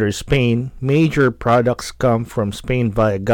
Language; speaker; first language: English; non-native, local second language; Filipino